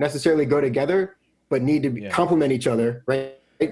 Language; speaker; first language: English; native; English